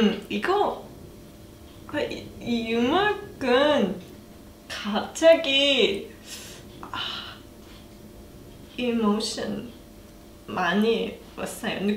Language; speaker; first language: Korean; non-native, learner; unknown